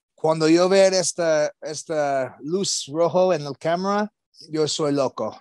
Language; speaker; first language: Spanish; non-native, learner; English